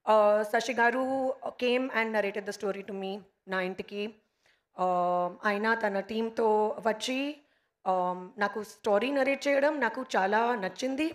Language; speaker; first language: Telugu; non-native, learner; Hindi